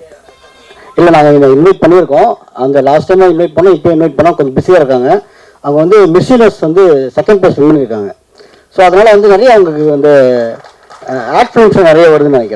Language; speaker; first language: Tamil; native; Tamil